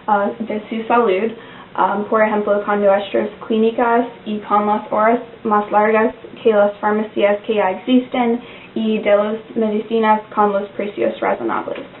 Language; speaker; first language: Spanish; non-native, learner; English